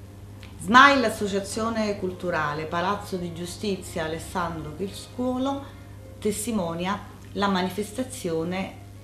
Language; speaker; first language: Italian; native; Italian